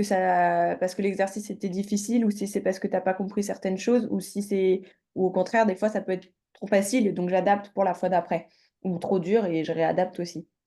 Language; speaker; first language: French; native; French